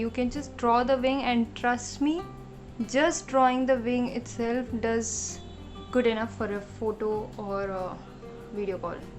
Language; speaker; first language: English; non-native, local second language; Hindi